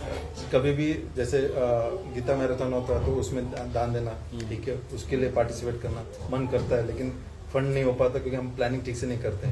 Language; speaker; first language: Hindi; native; Hindi